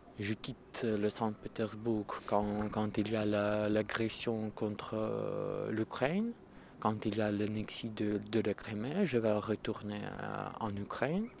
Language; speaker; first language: French; non-native, learner; Russian